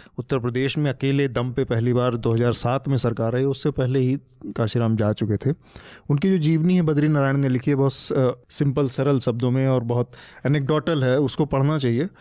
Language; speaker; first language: Hindi; native; Hindi